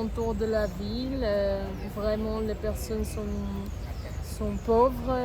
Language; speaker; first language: French; non-native, fluent; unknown